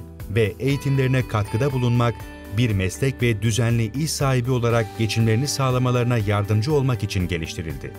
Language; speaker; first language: Turkish; native; Turkish